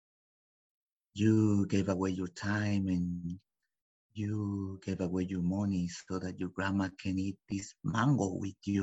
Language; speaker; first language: English; non-native, fluent; Spanish